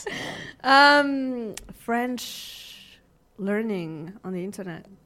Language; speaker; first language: English; non-native, fluent; French